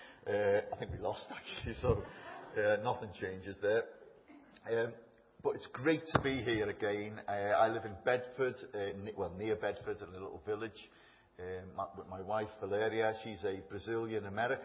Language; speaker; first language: English; native; English